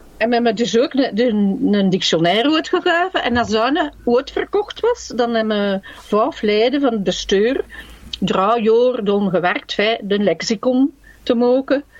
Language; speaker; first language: Dutch; native; Dutch